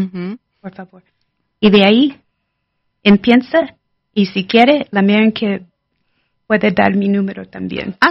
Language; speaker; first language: Spanish; non-native, learner; English